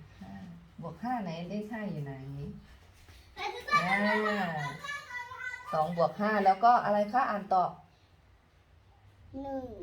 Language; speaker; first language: Thai; native; Thai